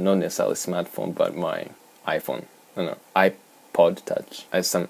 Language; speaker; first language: English; non-native, fluent; Japanese